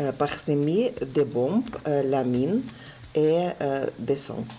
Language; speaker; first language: French; non-native, learner; Ukrainian